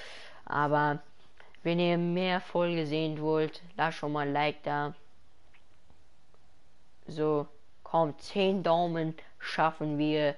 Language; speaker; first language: German; early bilingual, other home language; Persian